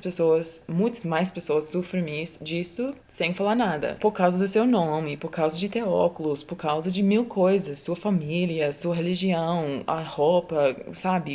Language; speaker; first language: Portuguese; non-native, fluent; English